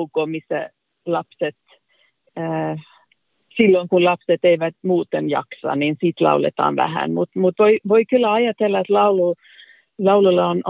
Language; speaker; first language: Finnish; non-native, local second language; Swedish